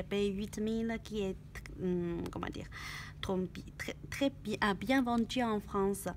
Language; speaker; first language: French; non-native, learner; Chinese